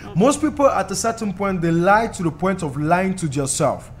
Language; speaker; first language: English; non-native, local second language; French